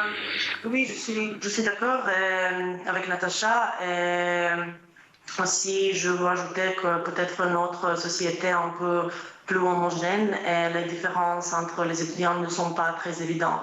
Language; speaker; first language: French; non-native, fluent; Croatian